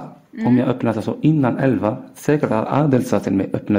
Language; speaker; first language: Swedish; non-native, learner; Arabic